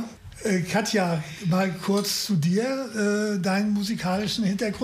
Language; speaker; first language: German; native; German